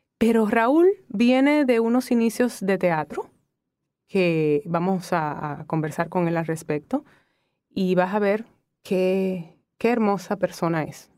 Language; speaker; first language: Spanish; native; Spanish